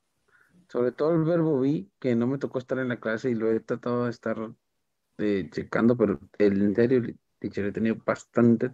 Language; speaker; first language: Spanish; native; Spanish